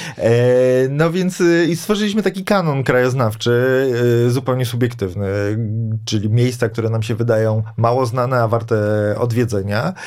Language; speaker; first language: Polish; native; Polish